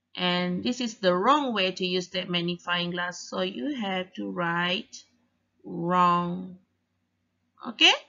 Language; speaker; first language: English; non-native, local second language; Malay